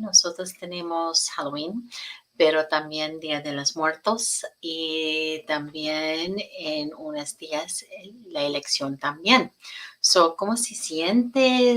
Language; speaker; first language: Spanish; non-native, learner; English